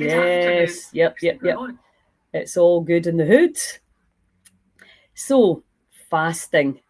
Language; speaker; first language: English; native; English